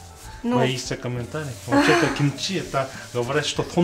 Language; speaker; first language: Russian; non-native, fluent; Korean